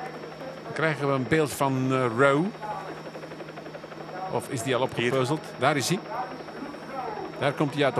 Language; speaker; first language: Dutch; native; Dutch